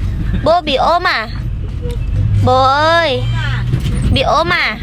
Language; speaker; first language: Vietnamese; non-native, learner; Indonesian